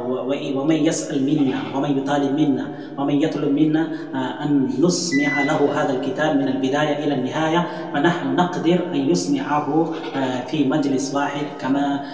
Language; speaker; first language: Arabic; non-native, fluent; Urdu